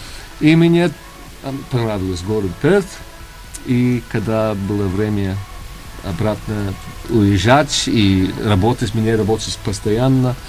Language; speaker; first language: Russian; early bilingual, heritage; Russian